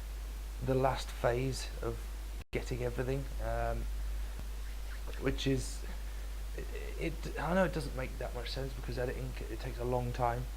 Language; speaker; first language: English; native; English